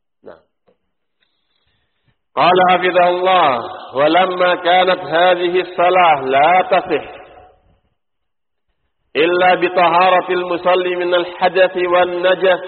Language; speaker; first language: Arabic; non-native, fluent; Indonesian